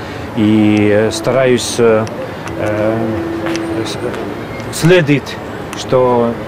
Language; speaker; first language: Russian; non-native, fluent; Hungarian